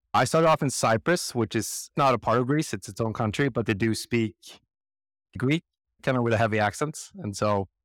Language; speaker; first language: English; non-native, fluent; Swedish